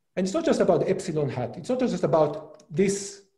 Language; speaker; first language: English; non-native, fluent; Hebrew